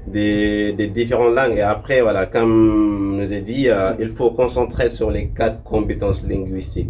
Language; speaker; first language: French; non-native, local second language; Arabic